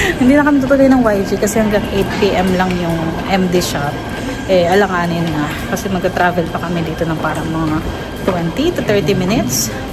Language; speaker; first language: Filipino; native; Filipino